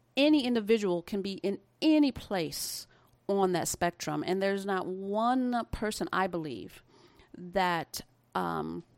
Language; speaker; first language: English; native; English